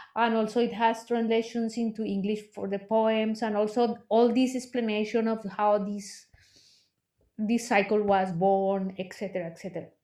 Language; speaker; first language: English; non-native, fluent; Spanish